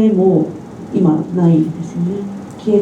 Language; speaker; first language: Japanese; native; Japanese